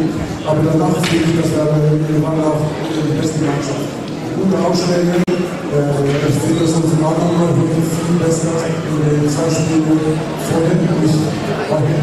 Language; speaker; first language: German; non-native, learner; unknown